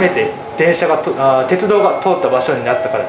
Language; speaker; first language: Japanese; native; Japanese